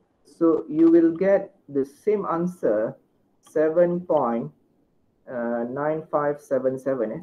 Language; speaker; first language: English; non-native, local second language; Malay